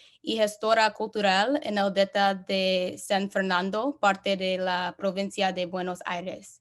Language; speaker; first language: Spanish; non-native, learner; English